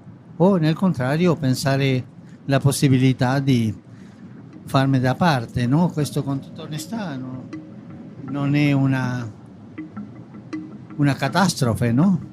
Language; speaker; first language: Italian; early bilingual, heritage; Spanish